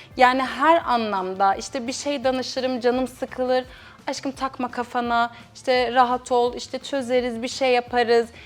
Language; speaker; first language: Turkish; early bilingual, heritage; Turkish